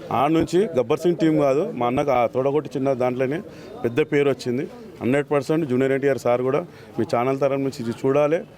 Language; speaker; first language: Telugu; native; Telugu